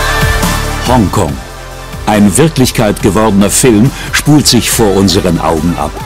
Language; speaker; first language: German; native; German